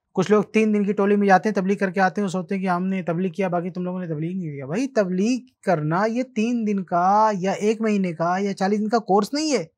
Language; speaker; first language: Hindi; native; Hindi